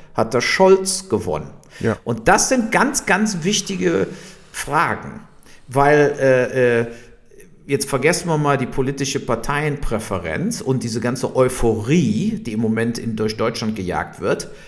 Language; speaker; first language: German; native; German